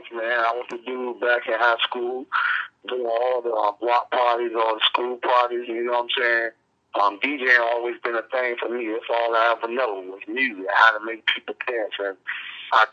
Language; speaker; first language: English; native; English